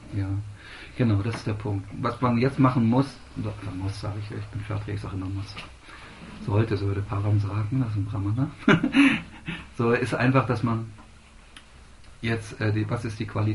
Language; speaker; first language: German; native; German